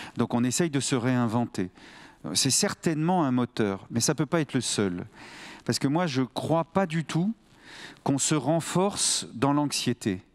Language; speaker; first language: French; native; French